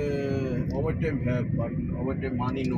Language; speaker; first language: English; non-native, learner; Bangla